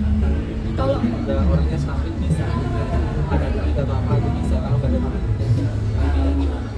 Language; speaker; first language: Indonesian; non-native, learner; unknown